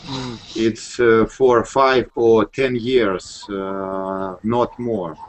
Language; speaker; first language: English; non-native, learner; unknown